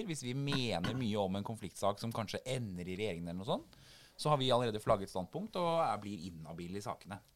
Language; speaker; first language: Norwegian; native; Norwegian